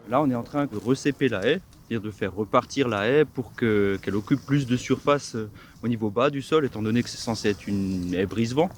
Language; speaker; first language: French; native; French